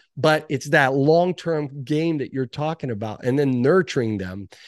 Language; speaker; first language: English; early bilingual, other home language; Portuguese